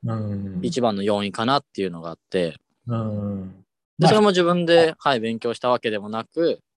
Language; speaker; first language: Japanese; native; Japanese